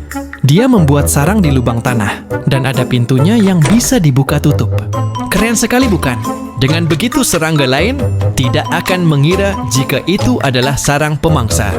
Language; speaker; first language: Indonesian; native; Indonesian